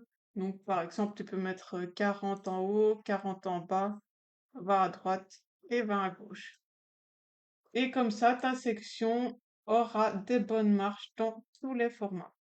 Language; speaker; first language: French; native; French